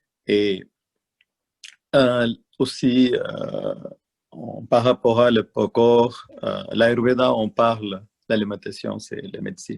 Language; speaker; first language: French; non-native, learner; Malayalam